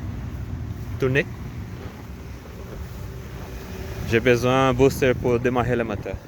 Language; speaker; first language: French; non-native, learner; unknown